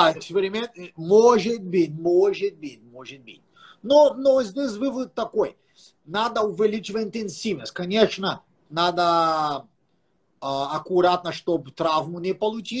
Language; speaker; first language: Russian; non-native, fluent; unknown